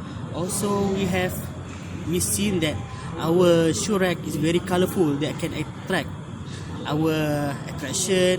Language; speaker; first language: English; non-native, learner; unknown